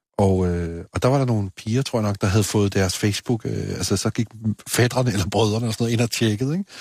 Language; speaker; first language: Danish; native; Danish